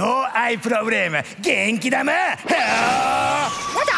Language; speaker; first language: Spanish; non-native, learner; Japanese